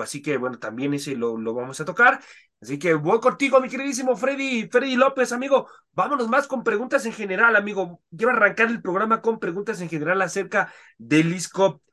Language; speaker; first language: Spanish; native; Spanish